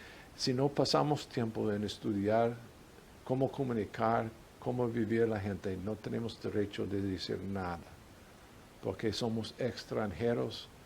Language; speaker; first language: Spanish; non-native, fluent; English